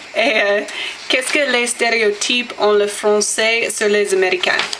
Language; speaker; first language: French; non-native, learner; English